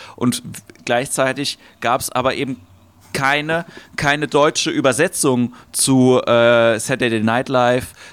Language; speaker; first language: German; native; German